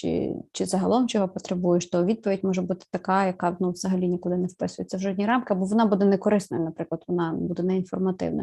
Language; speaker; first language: Ukrainian; native; Ukrainian